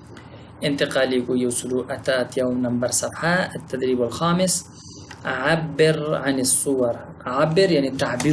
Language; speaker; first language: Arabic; non-native, fluent; Pashto